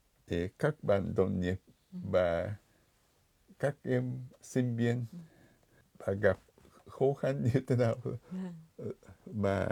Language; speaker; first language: Vietnamese; non-native, fluent; Japanese